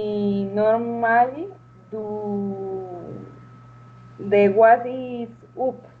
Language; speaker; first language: English; non-native, learner; Spanish